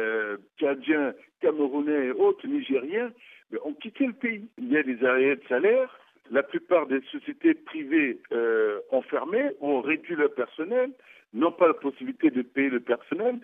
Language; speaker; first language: French; non-native, local second language; Sango